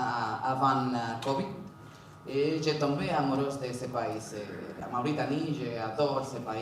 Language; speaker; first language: French; non-native, learner; Spanish